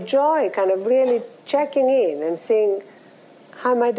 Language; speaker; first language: English; non-native, fluent; Greek